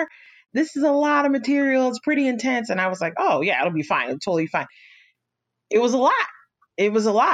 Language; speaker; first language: English; native; English